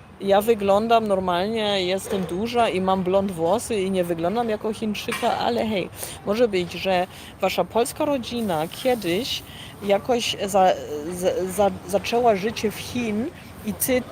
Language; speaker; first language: Polish; early bilingual, heritage; Polish